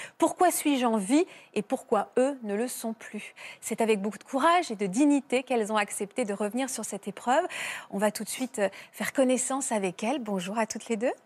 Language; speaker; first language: French; native; French